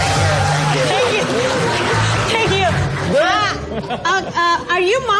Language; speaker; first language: English; non-native, learner; Indonesian